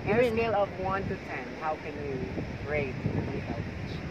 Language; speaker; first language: English; non-native, fluent; Filipino